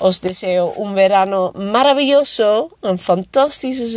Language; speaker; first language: Spanish; non-native, fluent; Dutch